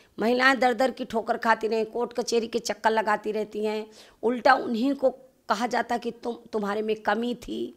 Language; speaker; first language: Hindi; native; Hindi